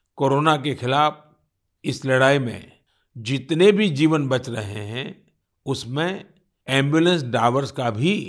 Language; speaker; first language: Hindi; non-native, local second language; Gujarati